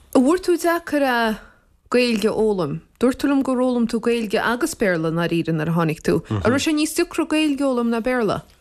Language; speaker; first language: Irish; native; Irish